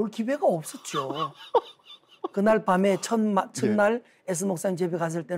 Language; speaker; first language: Korean; native; Korean